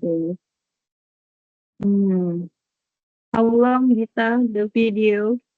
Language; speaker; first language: English; non-native, learner; Indonesian